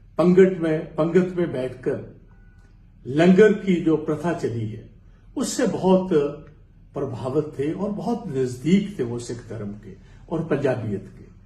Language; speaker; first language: Hindi; non-native, local second language; Punjabi